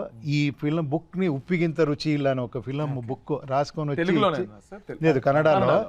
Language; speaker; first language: Telugu; non-native, local second language; Kannada